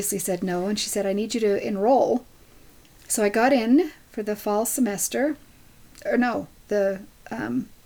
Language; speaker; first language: English; native; English